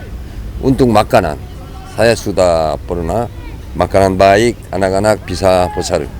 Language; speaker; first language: Indonesian; non-native, learner; Korean